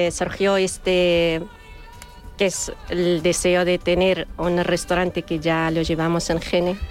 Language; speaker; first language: Spanish; non-native, fluent; German